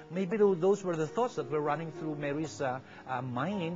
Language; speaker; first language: English; non-native, local second language; Filipino